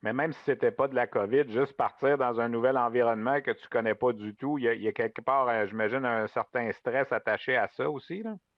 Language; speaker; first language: French; native; French